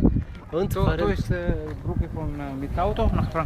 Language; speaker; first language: German; non-native, learner; Italian